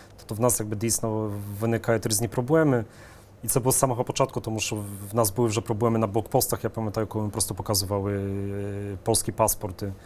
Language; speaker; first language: Ukrainian; early bilingual, heritage; Ukrainian